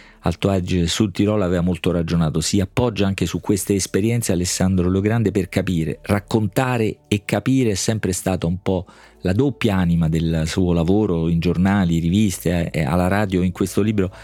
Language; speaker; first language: Italian; native; Italian